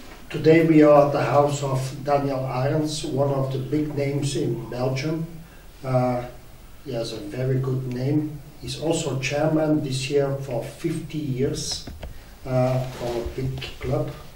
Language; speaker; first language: English; non-native, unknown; Dutch